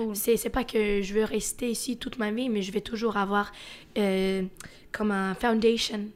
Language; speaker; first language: French; early bilingual, other home language; Russian